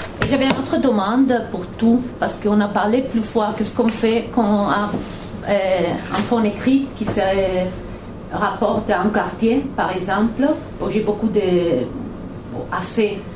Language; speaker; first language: French; non-native, fluent; Spanish